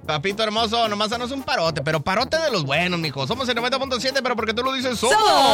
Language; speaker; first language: Spanish; native; Spanish